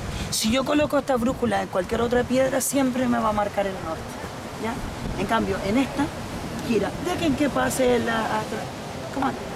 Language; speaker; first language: Spanish; native; Spanish